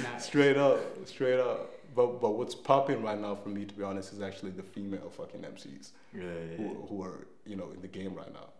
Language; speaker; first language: English; non-native, fluent; Danish